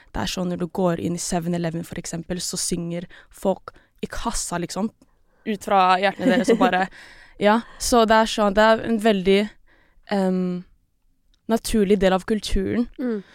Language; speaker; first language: Norwegian; non-native, local second language; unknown